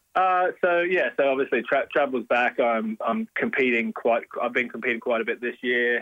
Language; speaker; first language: English; native; English